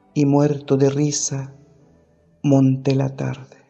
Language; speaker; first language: Spanish; non-native, local second language; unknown